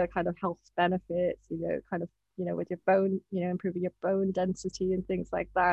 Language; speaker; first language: English; non-native, local second language; Japanese